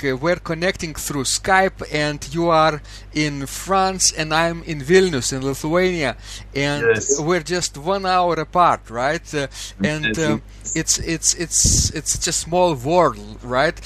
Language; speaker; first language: English; non-native, fluent; Lithuanian